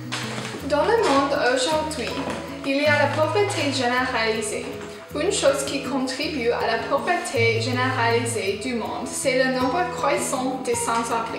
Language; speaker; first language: French; non-native, learner; English